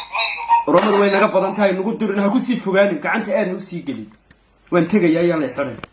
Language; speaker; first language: Arabic; non-native, learner; Somali